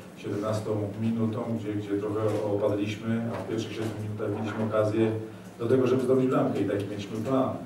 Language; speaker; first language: Polish; native; Polish